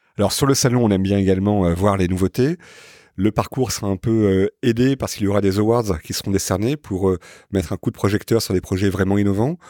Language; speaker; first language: French; native; French